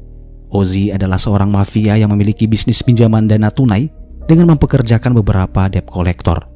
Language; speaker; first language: Indonesian; native; Indonesian